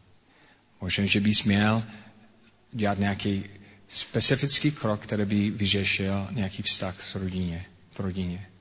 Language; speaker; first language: Czech; non-native, fluent; English